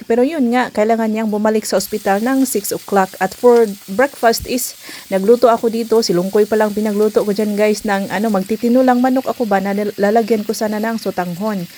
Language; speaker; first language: Filipino; non-native, local second language; Cebuano